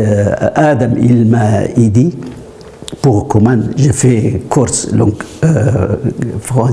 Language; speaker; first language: French; non-native, learner; Arabic